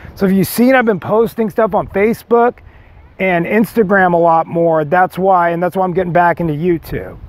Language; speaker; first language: English; native; English